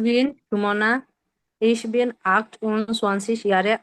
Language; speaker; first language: German; non-native, learner; Bangla